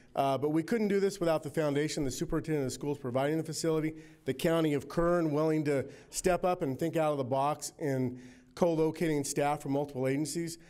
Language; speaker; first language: English; native; English